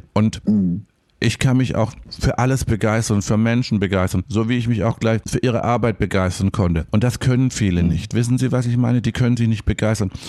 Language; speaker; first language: German; native; German